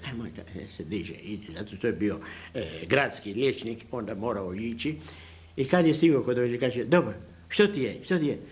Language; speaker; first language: Bosnian; early bilingual, heritage; Bosnian